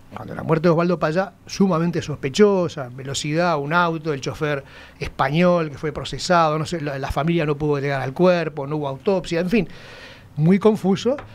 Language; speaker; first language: Spanish; native; Spanish